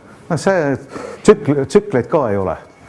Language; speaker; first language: Estonian; native; Estonian